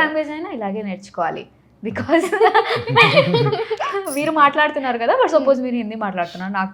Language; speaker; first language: Telugu; non-native, fluent; Odia